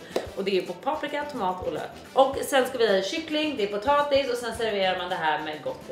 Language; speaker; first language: Swedish; native; Swedish